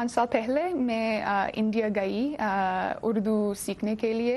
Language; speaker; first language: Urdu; non-native, learner; English